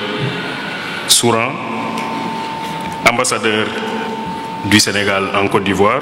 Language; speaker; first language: French; non-native, local second language; Wolof